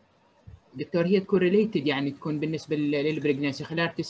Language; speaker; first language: Arabic; native; Arabic